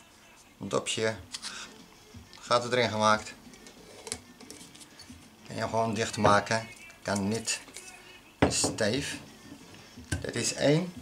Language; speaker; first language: Dutch; non-native, learner; Arabic